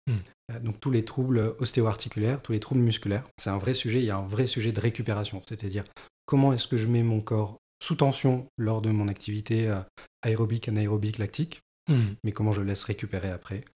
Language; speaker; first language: French; native; French